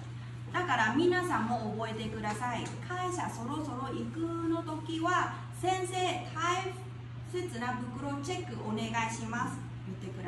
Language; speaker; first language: Japanese; non-native, fluent; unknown